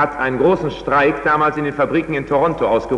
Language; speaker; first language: German; native; German